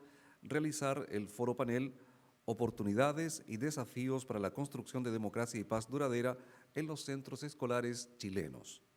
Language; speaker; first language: Spanish; native; Spanish